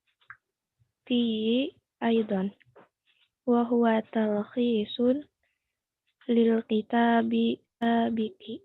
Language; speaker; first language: Arabic; non-native, learner; Indonesian